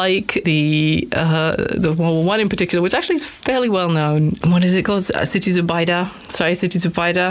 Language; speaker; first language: English; native; English